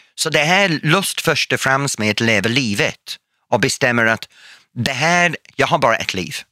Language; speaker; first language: Swedish; non-native, fluent; English